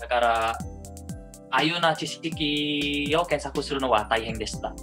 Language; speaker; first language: Japanese; non-native, fluent; Indonesian